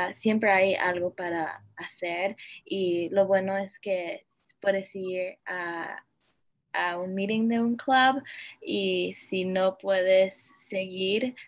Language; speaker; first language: Spanish; early bilingual, heritage; Spanish